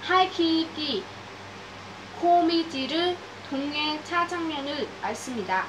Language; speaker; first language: Korean; non-native, learner; Vietnamese